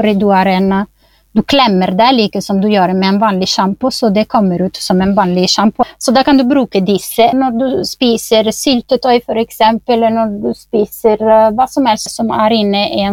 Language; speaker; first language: Norwegian; non-native, fluent; Italian